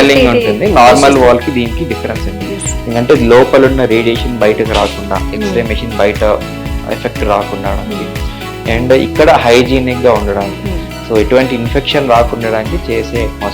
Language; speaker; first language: Telugu; native; Telugu